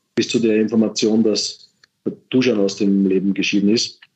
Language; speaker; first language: German; native; German